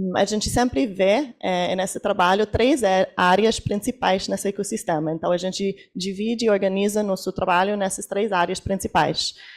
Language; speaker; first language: Portuguese; non-native, fluent; English